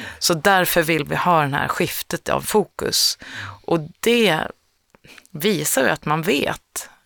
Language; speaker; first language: Swedish; native; Swedish